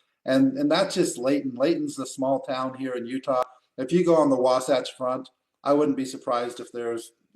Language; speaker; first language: English; native; English